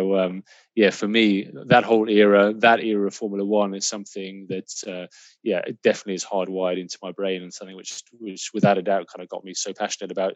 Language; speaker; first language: English; native; English